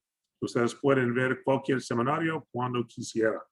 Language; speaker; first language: Spanish; non-native, fluent; English